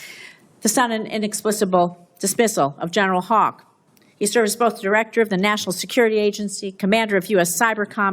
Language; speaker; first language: English; native; English